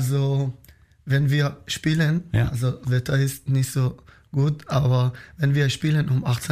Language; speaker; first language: German; non-native, learner; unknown